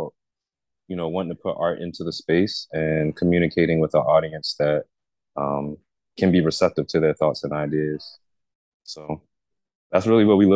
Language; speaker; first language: English; native; English